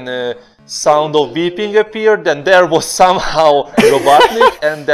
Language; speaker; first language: English; non-native, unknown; Hungarian